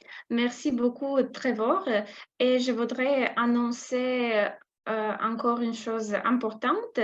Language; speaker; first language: French; non-native, fluent; Russian